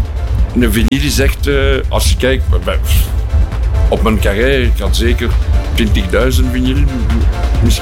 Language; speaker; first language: Dutch; non-native, local second language; French